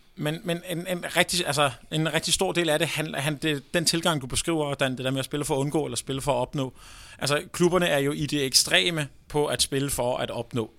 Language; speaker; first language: Danish; native; Danish